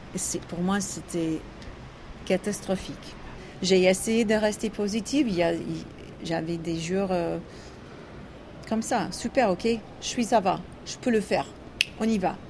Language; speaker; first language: French; non-native, learner; English